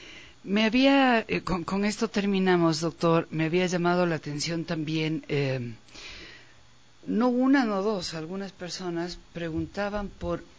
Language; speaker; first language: Spanish; native; Spanish